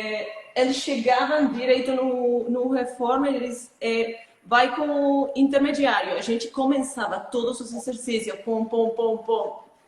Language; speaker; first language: Portuguese; non-native, fluent; Spanish